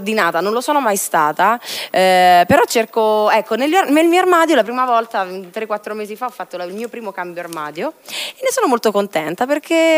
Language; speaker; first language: Italian; native; Italian